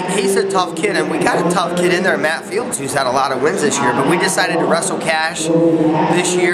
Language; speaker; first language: English; native; English